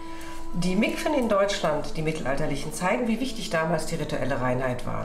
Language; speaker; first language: German; native; German